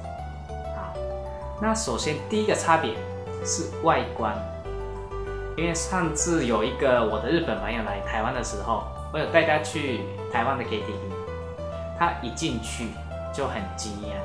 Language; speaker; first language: Chinese; non-native, fluent; Japanese